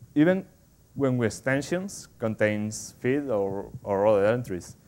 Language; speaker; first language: English; non-native, fluent; Spanish